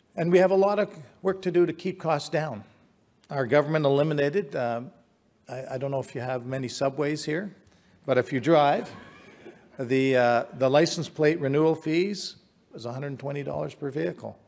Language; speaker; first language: English; native; English